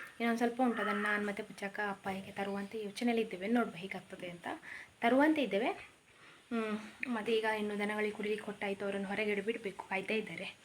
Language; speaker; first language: Kannada; non-native, local second language; Konkani